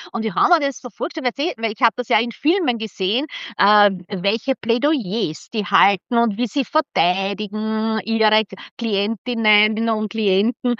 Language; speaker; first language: German; early bilingual, other home language; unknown